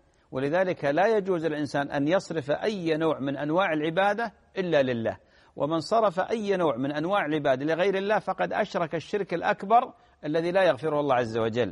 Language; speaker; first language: Arabic; native; Arabic